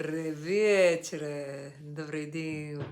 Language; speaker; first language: Russian; non-native, learner; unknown